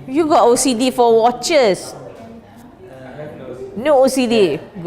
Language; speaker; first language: English; non-native, fluent; Malay